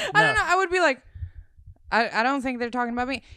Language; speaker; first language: English; non-native, fluent; Swedish